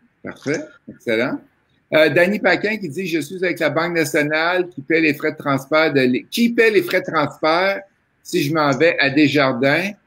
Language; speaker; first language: French; native; French